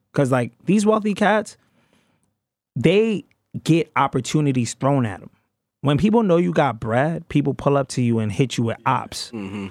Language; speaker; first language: English; native; English